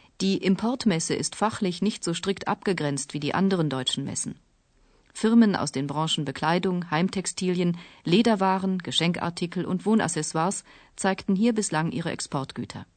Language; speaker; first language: German; native; German